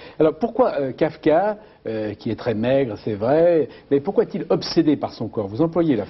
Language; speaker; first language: French; native; French